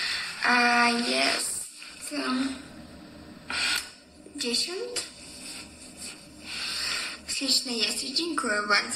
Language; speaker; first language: Polish; non-native, learner; Russian